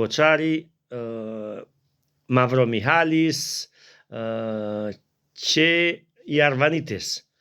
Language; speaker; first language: Greek; non-native, learner; Albanian